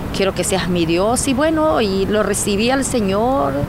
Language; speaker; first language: Spanish; native; Spanish